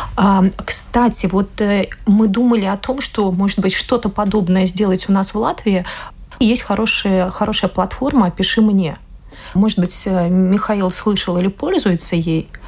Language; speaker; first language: Russian; native; Russian